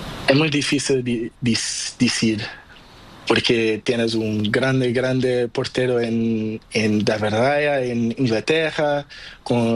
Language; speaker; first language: Spanish; non-native, learner; Portuguese